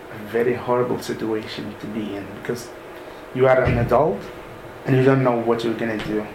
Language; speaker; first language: English; non-native, fluent; Arabic